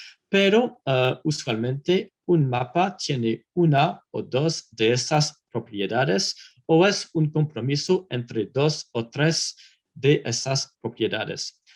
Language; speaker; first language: Spanish; non-native, fluent; French